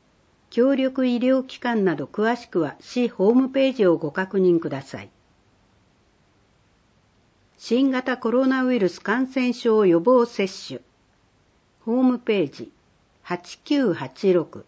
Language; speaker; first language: Japanese; native; Japanese